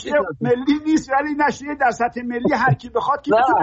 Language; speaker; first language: Persian; native; Persian